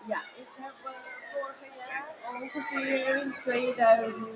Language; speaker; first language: Dutch; non-native, fluent; English